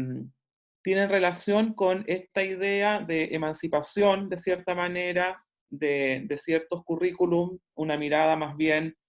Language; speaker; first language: Spanish; native; Spanish